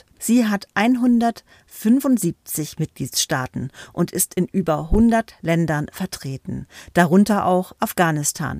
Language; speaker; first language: German; native; German